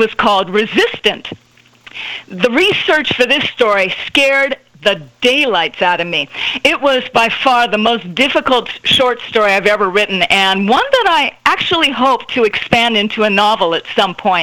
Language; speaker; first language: English; native; English